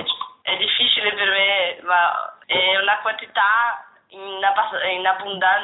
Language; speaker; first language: Italian; non-native, learner; Portuguese